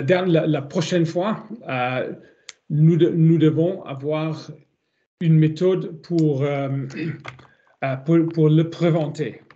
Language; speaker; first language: French; non-native, learner; German